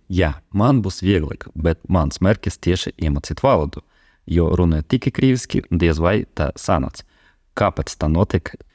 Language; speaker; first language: Latvian; non-native, local second language; Russian